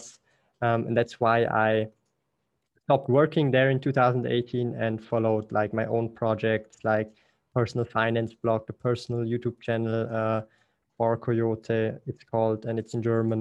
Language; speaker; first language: English; non-native, fluent; Swiss German